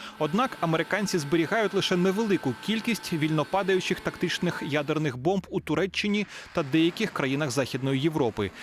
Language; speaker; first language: Ukrainian; native; Ukrainian